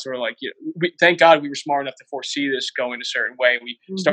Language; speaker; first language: English; native; English